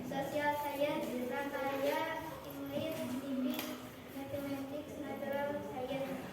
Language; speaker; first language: English; non-native, learner; Indonesian